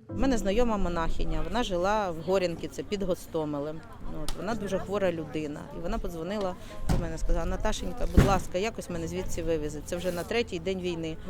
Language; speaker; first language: Ukrainian; native; Ukrainian